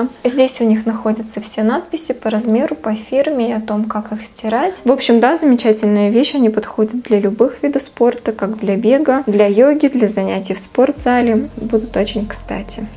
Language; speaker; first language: Russian; native; Russian